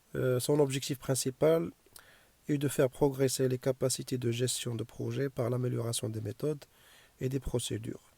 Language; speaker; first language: French; non-native, local second language; Arabic